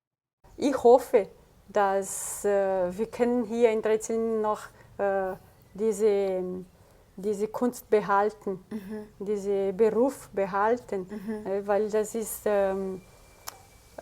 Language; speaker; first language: German; early bilingual, heritage; German